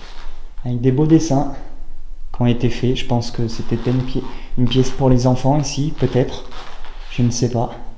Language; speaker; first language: French; native; French